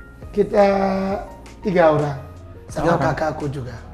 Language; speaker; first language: Indonesian; non-native, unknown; English